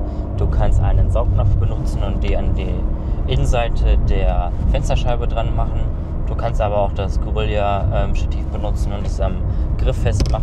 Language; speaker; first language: German; native; German